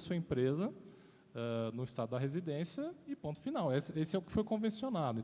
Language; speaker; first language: Portuguese; native; Portuguese